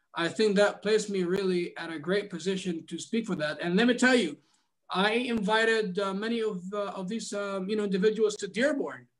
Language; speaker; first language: English; non-native, fluent; Arabic